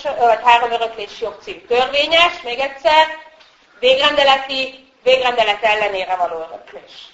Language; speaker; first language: Hungarian; native; Hungarian